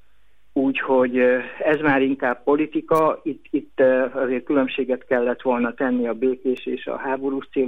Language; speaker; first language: Hungarian; native; Hungarian